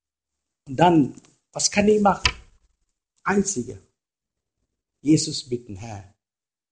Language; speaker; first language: German; non-native, fluent; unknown